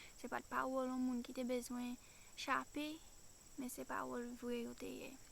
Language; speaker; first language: Haitian Creole; non-native, fluent; English